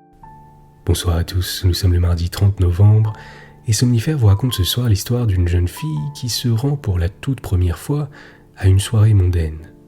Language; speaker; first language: French; native; French